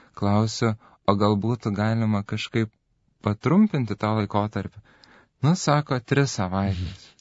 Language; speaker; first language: Lithuanian; native; Lithuanian